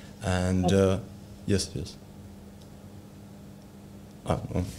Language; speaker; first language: English; non-native, learner; Ukrainian